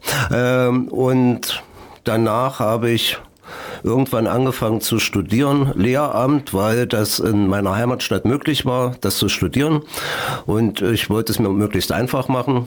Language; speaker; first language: German; native; German